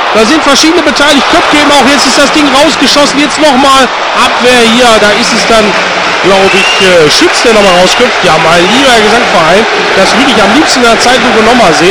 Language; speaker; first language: German; native; German